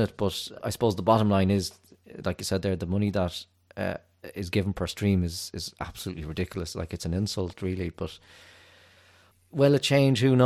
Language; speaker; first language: English; native; English